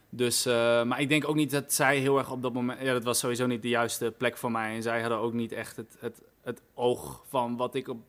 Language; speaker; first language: Dutch; native; Dutch